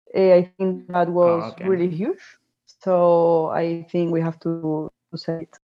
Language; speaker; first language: English; non-native, fluent; Spanish